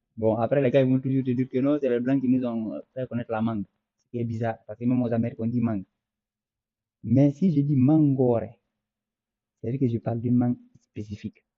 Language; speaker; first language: French; non-native, local second language; Fula